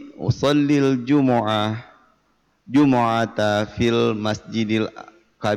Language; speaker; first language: Arabic; non-native, learner; Indonesian